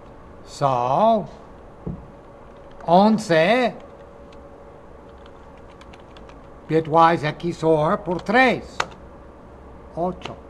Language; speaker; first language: Spanish; non-native, fluent; English